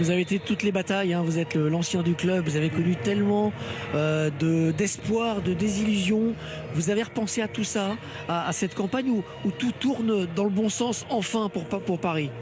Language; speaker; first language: French; native; French